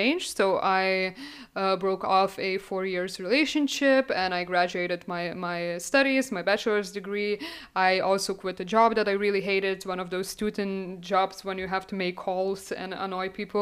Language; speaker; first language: English; non-native, fluent; Lithuanian